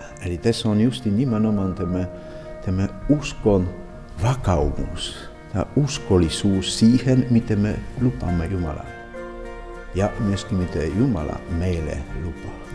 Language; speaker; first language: Finnish; non-native, fluent; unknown